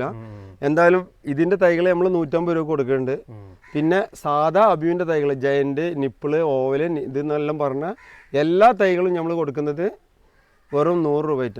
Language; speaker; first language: Malayalam; native; Malayalam